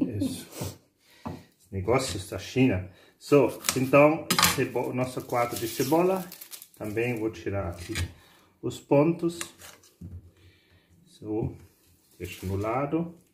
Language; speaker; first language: Portuguese; non-native, fluent; German